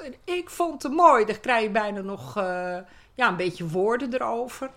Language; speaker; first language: Dutch; native; Dutch